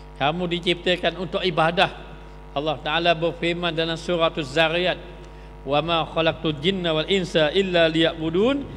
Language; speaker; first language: Malay; native; Malay